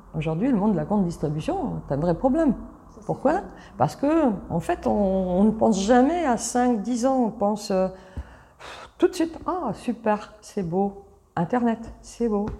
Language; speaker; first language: French; early bilingual, other home language; Italian